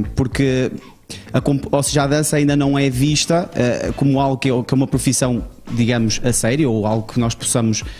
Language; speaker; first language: Portuguese; native; Portuguese